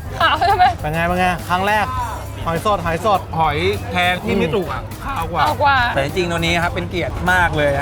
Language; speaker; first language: Thai; native; Thai